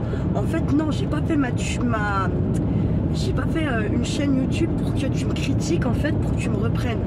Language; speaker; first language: French; native; French